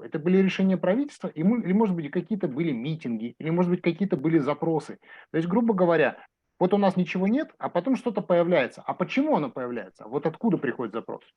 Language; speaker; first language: Russian; native; Russian